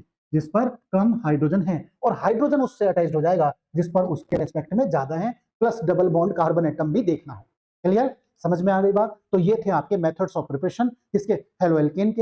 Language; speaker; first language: Hindi; native; Hindi